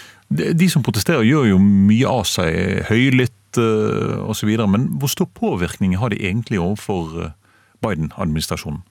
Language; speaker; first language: Norwegian; native; Norwegian